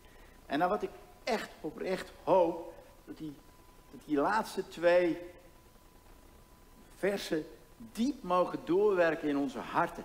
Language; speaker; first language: Dutch; native; Dutch